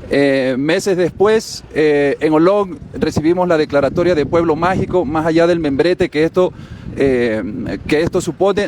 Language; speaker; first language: Spanish; native; Spanish